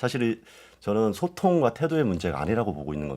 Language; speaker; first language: Korean; native; Korean